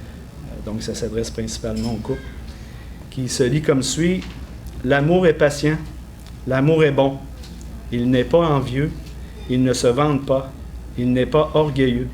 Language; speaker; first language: French; native; French